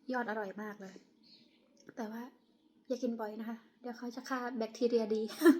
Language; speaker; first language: Thai; non-native, local second language; Khmer